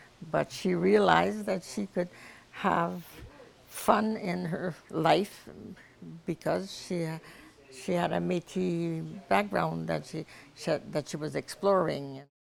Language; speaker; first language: English; non-native, local second language; French